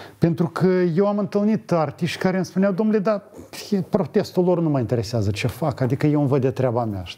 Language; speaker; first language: Romanian; native; Romanian